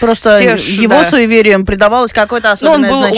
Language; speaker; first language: Russian; native; Russian